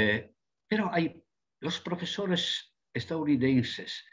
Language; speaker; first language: Spanish; non-native, fluent; Italian